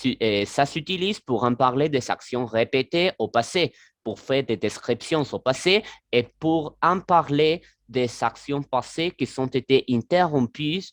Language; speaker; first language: French; non-native, learner; Spanish